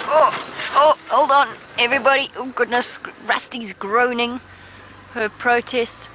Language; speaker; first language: English; native; English